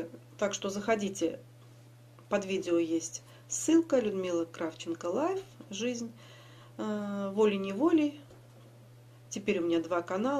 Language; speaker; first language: Russian; native; Russian